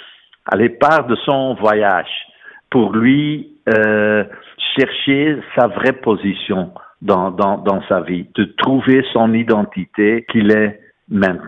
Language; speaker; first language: French; non-native, fluent; Dutch